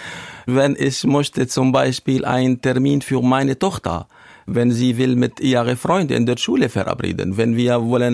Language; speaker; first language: German; non-native, learner; Arabic